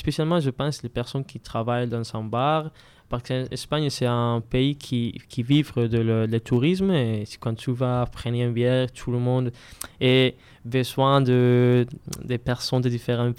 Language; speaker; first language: French; non-native, learner; Spanish